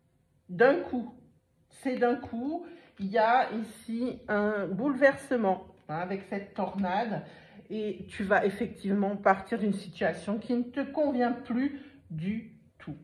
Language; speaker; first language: French; native; French